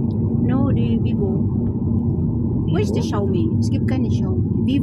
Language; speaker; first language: German; non-native, learner; Filipino